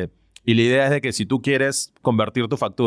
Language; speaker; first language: Spanish; native; Spanish